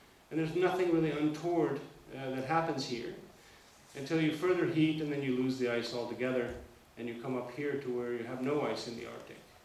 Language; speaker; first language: English; native; English